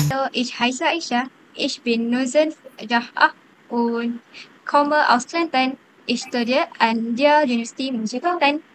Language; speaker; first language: German; non-native, learner; Malay